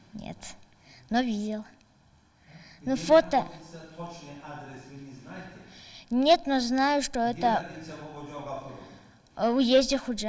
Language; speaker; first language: Russian; non-native, local second language; Tajik